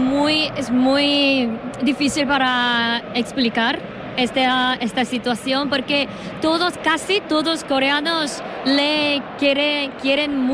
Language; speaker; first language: Spanish; non-native, learner; Korean